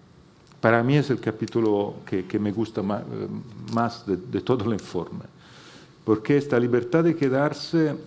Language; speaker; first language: Spanish; non-native, fluent; Italian